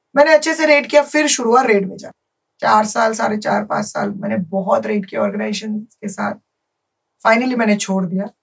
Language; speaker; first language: Hindi; non-native, local second language; Bangla